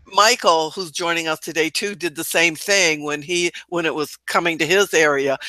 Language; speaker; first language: English; native; English